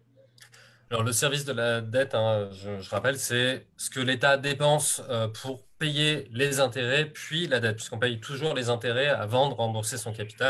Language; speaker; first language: French; native; French